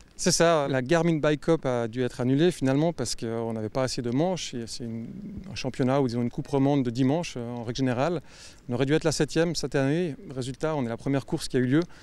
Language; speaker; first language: French; native; French